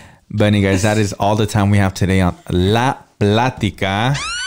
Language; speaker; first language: English; early bilingual, other home language; Spanish